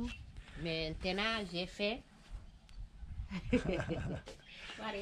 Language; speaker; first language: French; non-native, learner; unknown